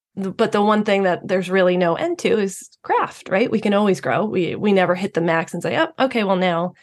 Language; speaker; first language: English; native; English